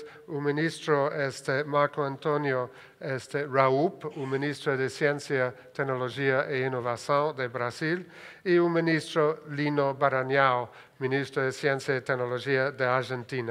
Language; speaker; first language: Portuguese; non-native, fluent; Spanish